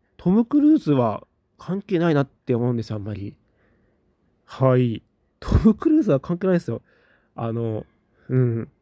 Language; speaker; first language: Japanese; native; Japanese